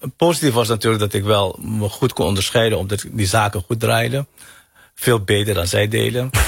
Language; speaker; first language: Dutch; early bilingual, other home language; Hakka Chinese